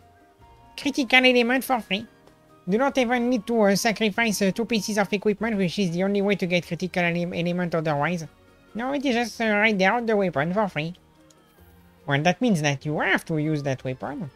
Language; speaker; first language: English; non-native, fluent; French